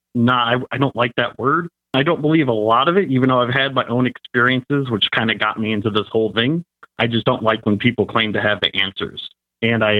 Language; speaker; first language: English; native; English